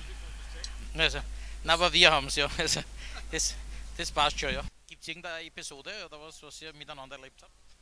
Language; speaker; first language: German; native; German